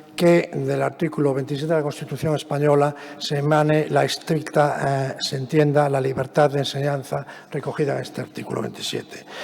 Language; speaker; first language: Spanish; native; Spanish